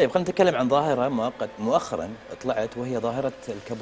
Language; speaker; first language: Arabic; native; Arabic